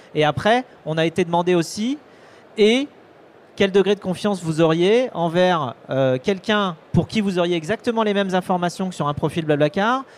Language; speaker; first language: French; native; French